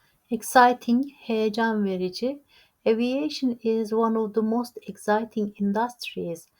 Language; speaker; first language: English; non-native, fluent; Turkish